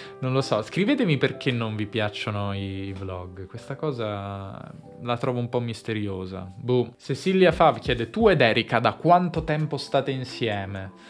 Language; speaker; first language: Italian; native; Italian